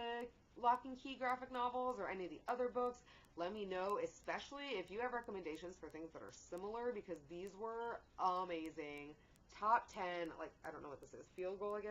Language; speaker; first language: English; native; English